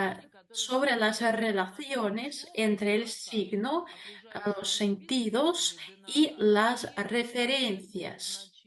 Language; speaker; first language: Spanish; non-native, fluent; Russian